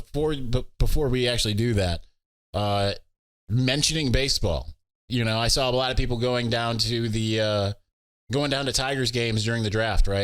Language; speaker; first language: English; native; English